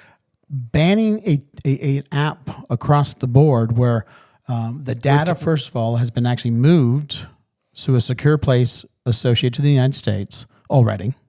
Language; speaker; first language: English; native; English